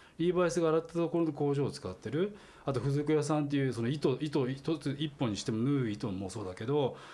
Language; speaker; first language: Japanese; native; Japanese